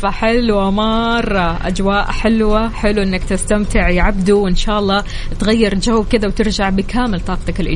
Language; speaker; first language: Arabic; native; Arabic